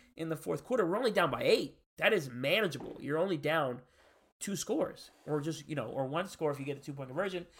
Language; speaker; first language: English; native; English